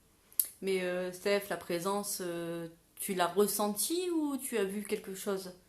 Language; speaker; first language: French; native; French